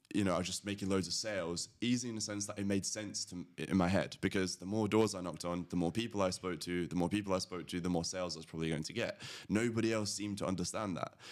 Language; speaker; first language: English; early bilingual, other home language; Latvian